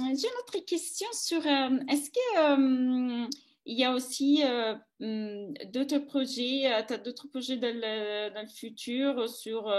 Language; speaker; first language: French; non-native, fluent; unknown